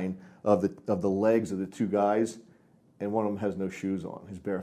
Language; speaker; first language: English; native; English